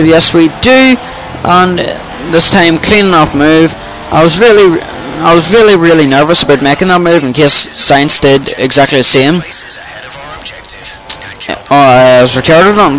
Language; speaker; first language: English; native; English